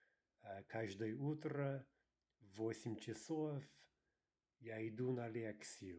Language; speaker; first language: Russian; non-native, fluent; English